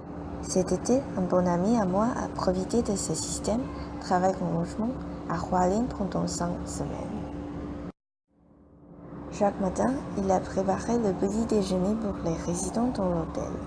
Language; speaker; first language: French; non-native, learner; Chinese